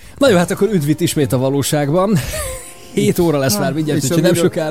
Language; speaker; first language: Hungarian; native; Hungarian